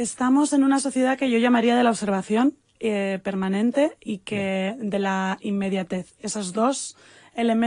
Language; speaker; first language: Spanish; native; Spanish